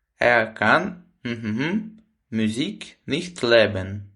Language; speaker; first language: German; non-native, fluent; Ukrainian